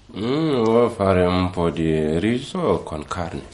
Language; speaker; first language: Italian; non-native, learner; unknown